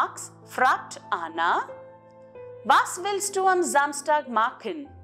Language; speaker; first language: German; non-native, fluent; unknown